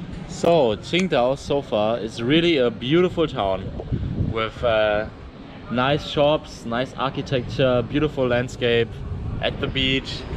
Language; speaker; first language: English; non-native, fluent; German